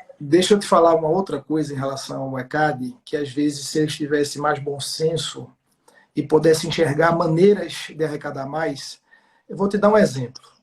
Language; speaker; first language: Portuguese; native; Portuguese